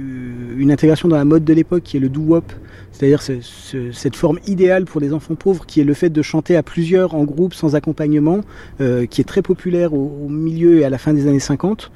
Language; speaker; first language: French; native; French